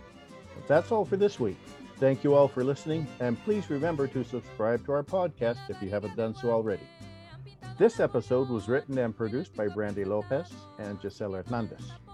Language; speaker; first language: English; early bilingual, other home language; Spanish